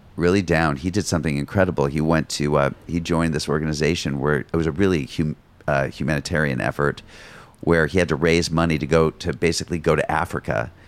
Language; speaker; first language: English; native; English